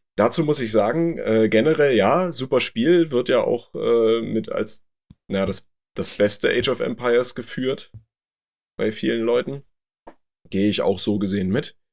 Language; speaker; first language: German; native; German